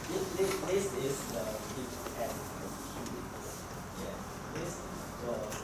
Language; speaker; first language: English; non-native, learner; Chinese